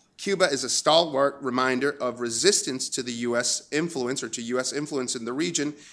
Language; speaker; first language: English; non-native, fluent; Spanish